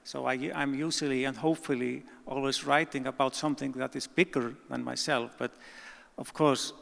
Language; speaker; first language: English; non-native, fluent; Icelandic